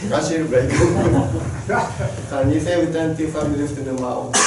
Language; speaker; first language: Swedish; non-native, learner; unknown